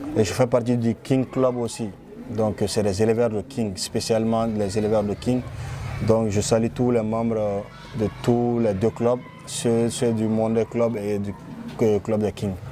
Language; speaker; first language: French; non-native, local second language; Fula